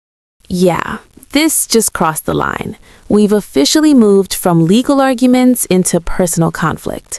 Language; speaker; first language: English; native; English